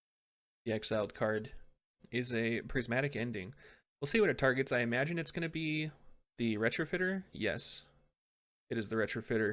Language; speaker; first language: English; native; English